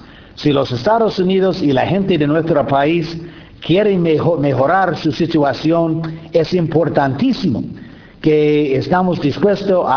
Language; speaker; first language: Spanish; non-native, fluent; English